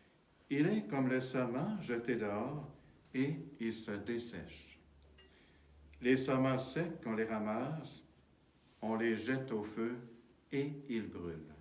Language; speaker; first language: French; native; French